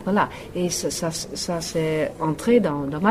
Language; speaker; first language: French; non-native, fluent; Western Frisian